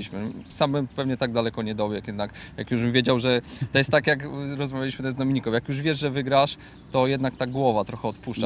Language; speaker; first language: Polish; native; Polish